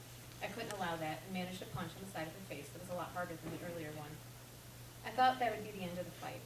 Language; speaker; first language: English; native; English